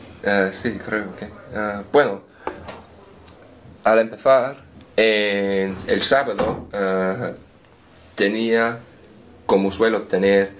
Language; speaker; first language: Spanish; non-native, learner; English